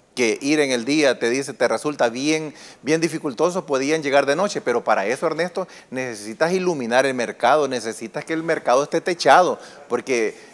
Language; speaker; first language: Spanish; native; Spanish